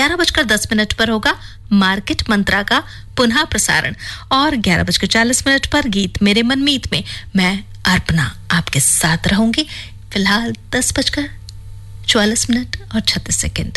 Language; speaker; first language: Hindi; native; Hindi